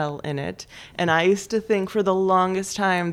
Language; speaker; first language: English; early bilingual, other home language; Polish